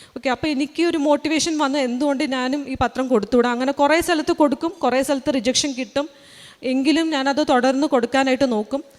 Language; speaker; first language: Malayalam; early bilingual, heritage; Malayalam